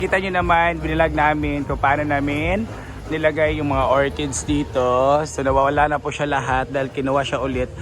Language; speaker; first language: Filipino; non-native, local second language; Cebuano